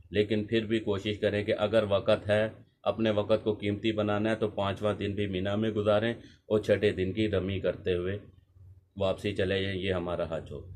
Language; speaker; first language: Urdu; non-native, local second language; Punjabi